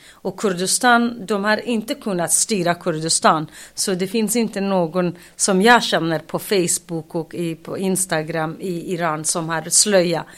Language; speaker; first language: Swedish; non-native, fluent; Kurdish